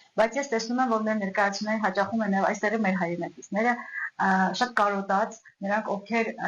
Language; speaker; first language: Armenian; native; Armenian